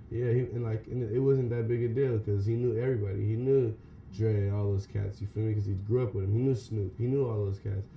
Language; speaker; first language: English; native; English